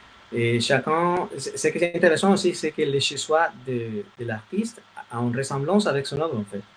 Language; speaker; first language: French; non-native, fluent; Spanish